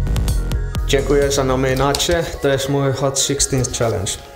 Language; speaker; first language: Polish; non-native, learner; Finnish